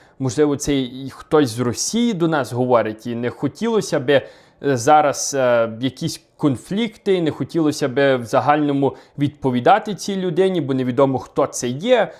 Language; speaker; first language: Ukrainian; native; Ukrainian